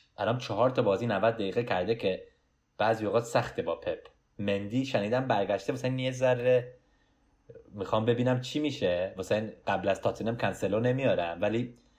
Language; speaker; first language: Persian; early bilingual, heritage; Persian